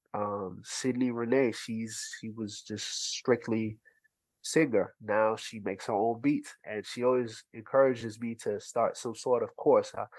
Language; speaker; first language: English; early bilingual, other home language; Haitian Creole